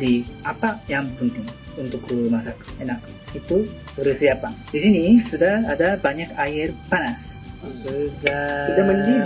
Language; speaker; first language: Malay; non-native, learner; Japanese